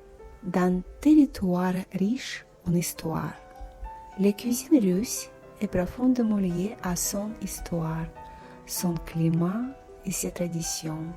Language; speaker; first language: French; non-native, fluent; Russian